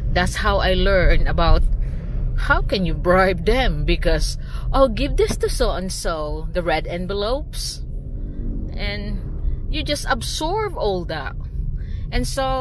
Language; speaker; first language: English; non-native, local second language; Cebuano